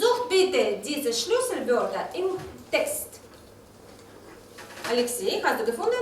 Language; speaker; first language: German; non-native, fluent; Russian